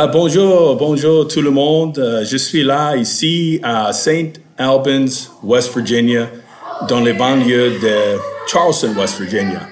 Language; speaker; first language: French; non-native, fluent; English